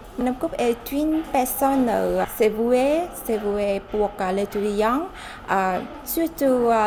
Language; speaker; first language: French; non-native, learner; Vietnamese